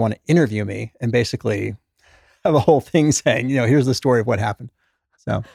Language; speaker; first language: English; native; English